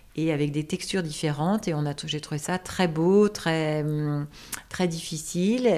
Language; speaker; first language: French; native; French